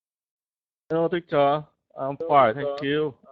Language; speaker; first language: English; non-native, learner; Vietnamese